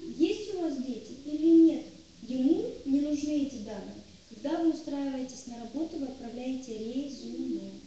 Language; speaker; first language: Russian; native; Russian